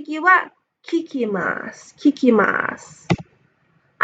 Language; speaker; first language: Japanese; non-native, fluent; English